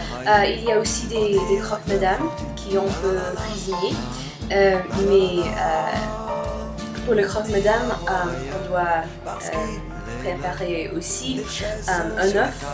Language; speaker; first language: French; non-native, learner; English